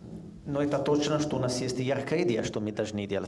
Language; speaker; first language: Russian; non-native, fluent; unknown